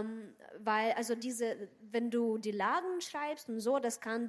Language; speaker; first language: German; non-native, fluent; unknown